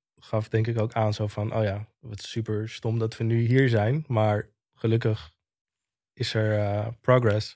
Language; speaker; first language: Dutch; early bilingual, other home language; Turkish